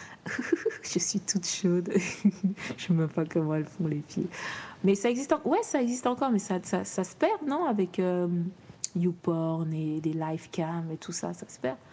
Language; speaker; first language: French; native; French